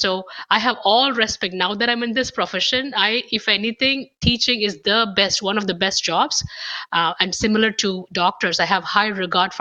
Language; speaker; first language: English; non-native, local second language; Tamil